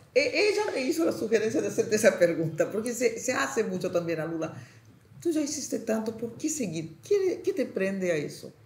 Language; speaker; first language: Spanish; non-native, fluent; Portuguese